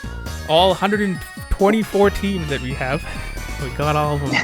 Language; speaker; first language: English; native; English